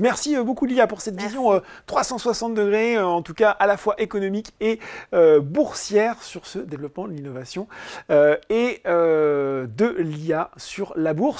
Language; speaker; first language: French; native; French